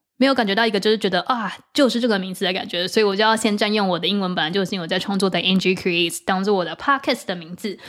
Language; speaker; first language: Chinese; native; Chinese